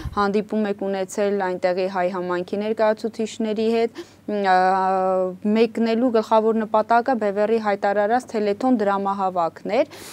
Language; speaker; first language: Armenian; native; Armenian